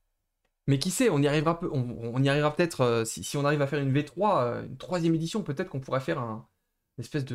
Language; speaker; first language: French; native; French